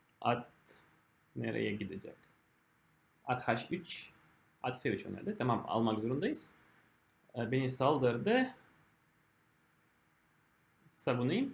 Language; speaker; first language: Turkish; non-native, fluent; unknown